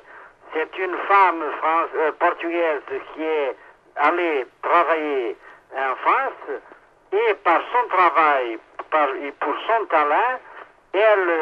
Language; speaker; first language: French; non-native, fluent; Portuguese